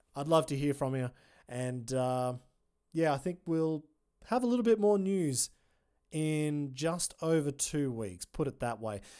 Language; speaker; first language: English; native; English